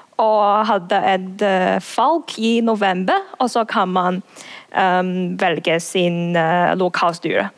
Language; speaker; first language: Norwegian; non-native, fluent; Cantonese